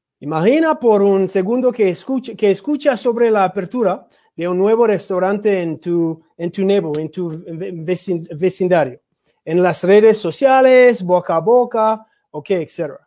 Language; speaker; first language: Spanish; non-native, learner; English